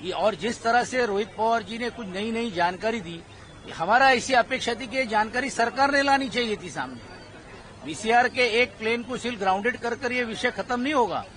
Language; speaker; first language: Hindi; non-native, local second language; Marathi